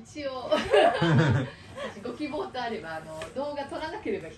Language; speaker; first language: Japanese; native; Japanese